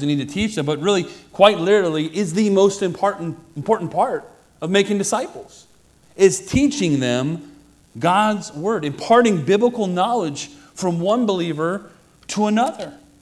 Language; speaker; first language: English; native; English